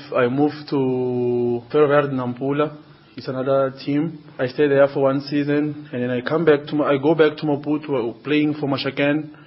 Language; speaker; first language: English; non-native, learner; Portuguese